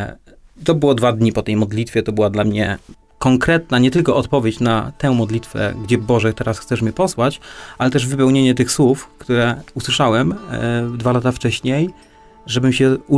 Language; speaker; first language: Polish; native; Polish